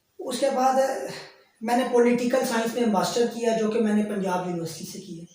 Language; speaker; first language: Urdu; native; Urdu